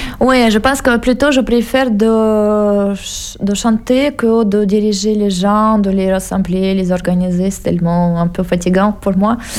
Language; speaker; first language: French; non-native, fluent; Russian